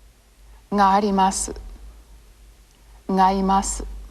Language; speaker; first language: Japanese; non-native, fluent; English